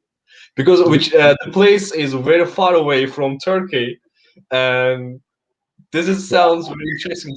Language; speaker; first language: English; non-native, fluent; Turkish